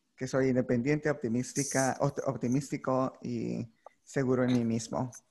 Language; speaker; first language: Spanish; early bilingual, heritage; Spanish